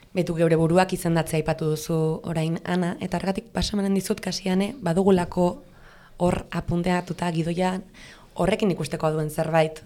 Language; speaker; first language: Basque; non-native, local second language; Spanish